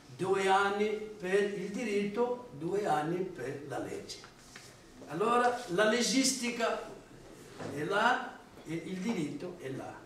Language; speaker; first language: Italian; non-native, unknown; Portuguese